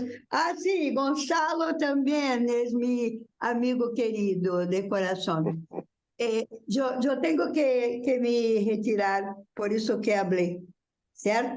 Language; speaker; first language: Spanish; non-native, learner; Portuguese